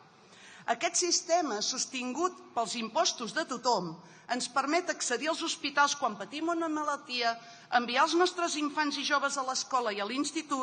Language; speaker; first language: Catalan; native; Catalan